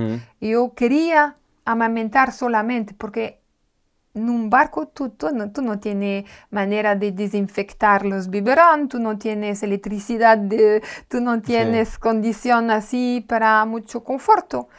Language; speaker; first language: Spanish; non-native, learner; French